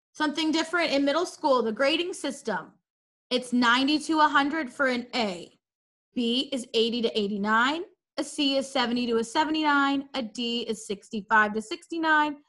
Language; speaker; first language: English; native; English